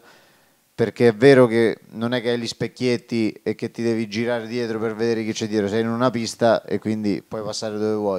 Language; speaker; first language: Italian; native; Italian